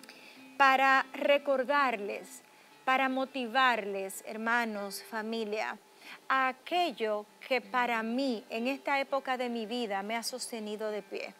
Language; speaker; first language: Spanish; native; Spanish